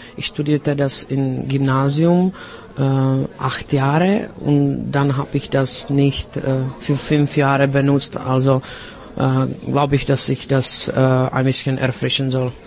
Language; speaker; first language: German; non-native, learner; Czech